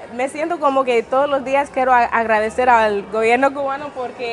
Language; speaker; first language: Spanish; non-native, fluent; English